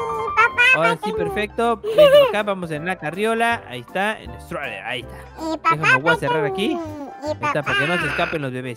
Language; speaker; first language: Spanish; native; Spanish